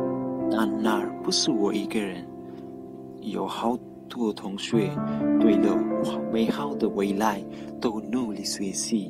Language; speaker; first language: Chinese; non-native, fluent; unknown